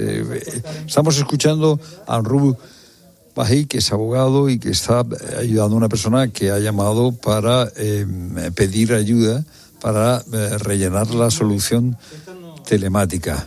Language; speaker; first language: Spanish; native; Spanish